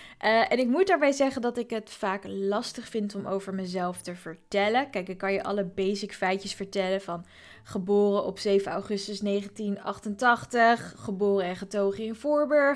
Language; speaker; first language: Dutch; native; Dutch